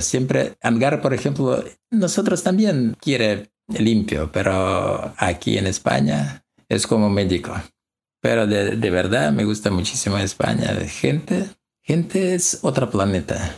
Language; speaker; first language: Spanish; non-native, learner; Russian